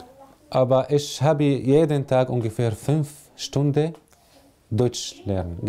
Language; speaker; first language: German; non-native, learner; Arabic